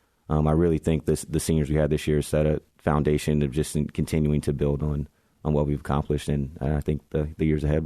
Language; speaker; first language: English; native; English